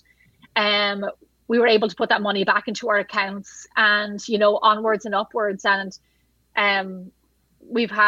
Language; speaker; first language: English; native; English